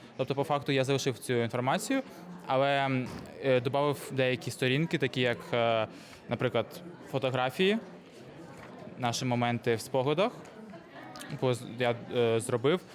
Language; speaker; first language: Ukrainian; native; Ukrainian